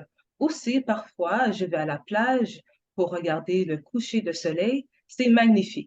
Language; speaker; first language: French; non-native, fluent; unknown